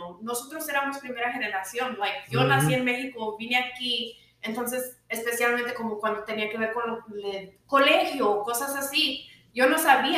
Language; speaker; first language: Spanish; early bilingual, other home language; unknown